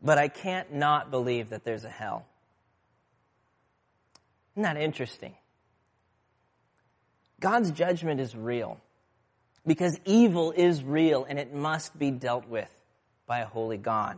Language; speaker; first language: English; native; English